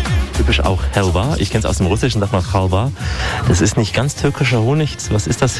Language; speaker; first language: German; native; German